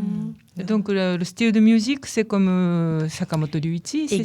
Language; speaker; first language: French; non-native, learner; Japanese